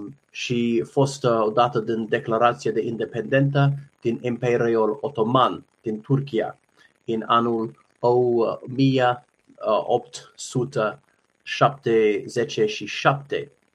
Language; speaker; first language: Romanian; non-native, learner; English